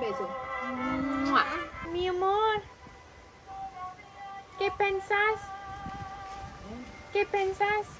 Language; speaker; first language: Spanish; non-native, learner; English